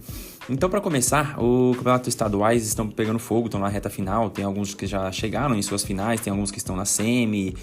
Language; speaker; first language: Portuguese; native; Portuguese